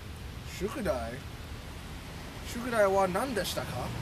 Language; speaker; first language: Japanese; non-native, learner; English